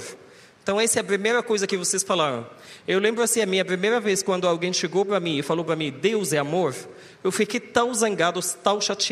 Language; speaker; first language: Portuguese; non-native, learner; Arabic